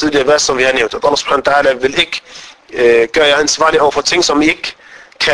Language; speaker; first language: Danish; non-native, fluent; Arabic